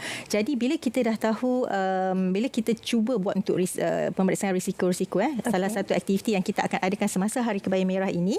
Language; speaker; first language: Malay; native; Malay